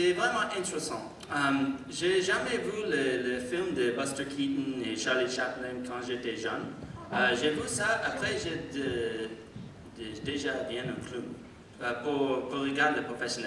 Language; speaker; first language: French; non-native, learner; English